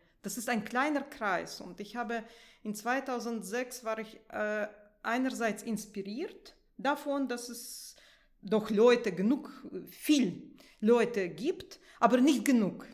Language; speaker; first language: German; non-native, fluent; Russian